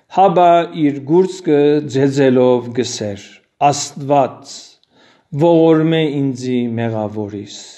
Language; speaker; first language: Armenian; native; Armenian